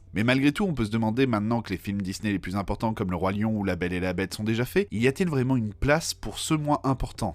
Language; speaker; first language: French; native; French